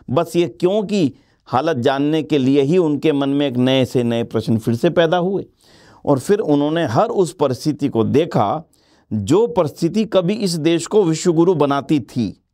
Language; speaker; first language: Hindi; native; Hindi